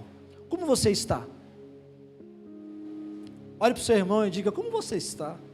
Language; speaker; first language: Portuguese; native; Portuguese